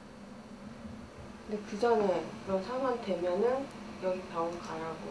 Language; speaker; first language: Korean; non-native, fluent; Japanese